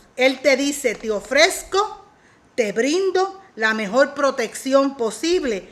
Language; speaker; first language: Spanish; native; Spanish